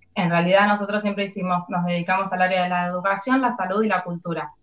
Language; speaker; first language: Spanish; native; Spanish